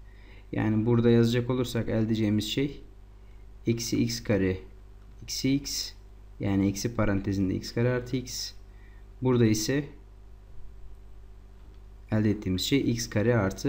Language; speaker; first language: Turkish; native; Turkish